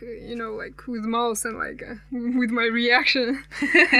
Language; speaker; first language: English; non-native, fluent; Kazakh